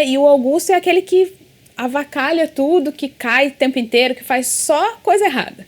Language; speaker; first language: Portuguese; native; Portuguese